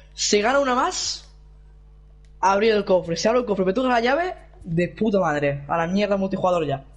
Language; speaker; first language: Spanish; native; Spanish